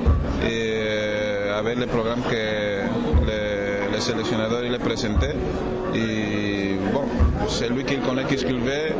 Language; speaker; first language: French; non-native, learner; Spanish